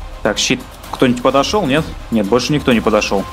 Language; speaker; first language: Russian; native; Russian